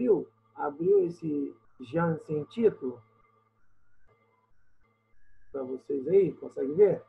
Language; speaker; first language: Portuguese; native; Portuguese